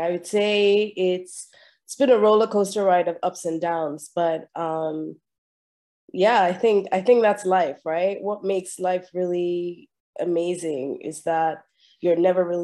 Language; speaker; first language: English; non-native, local second language; Yoruba